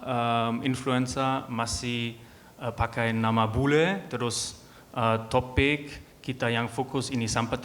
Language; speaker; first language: Indonesian; non-native, learner; German